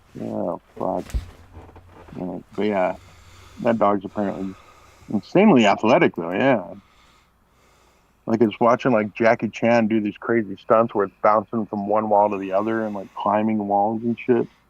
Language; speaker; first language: English; native; English